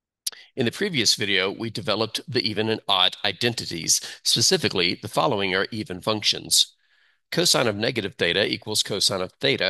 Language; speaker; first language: English; native; English